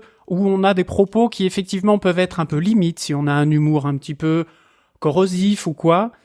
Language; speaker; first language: French; native; French